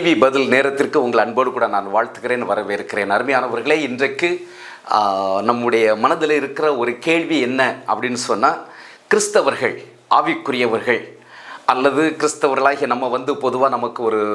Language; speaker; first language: Tamil; native; Tamil